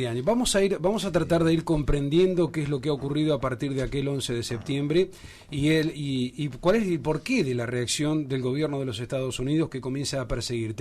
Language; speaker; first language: Spanish; native; Spanish